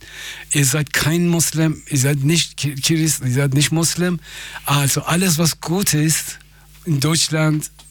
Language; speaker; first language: German; non-native, fluent; Persian